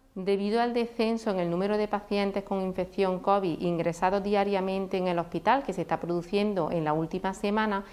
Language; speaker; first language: Spanish; native; Spanish